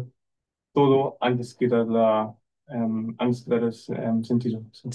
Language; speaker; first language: Spanish; non-native, fluent; German